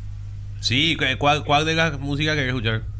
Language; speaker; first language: Spanish; native; Spanish